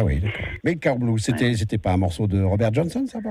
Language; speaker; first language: French; native; French